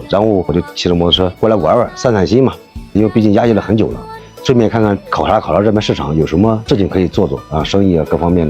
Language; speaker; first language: Chinese; native; Chinese